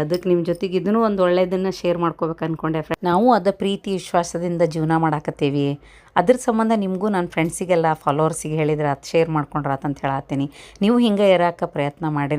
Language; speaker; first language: Kannada; native; Kannada